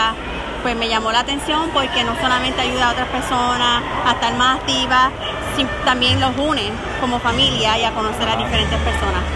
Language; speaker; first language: Spanish; native; Spanish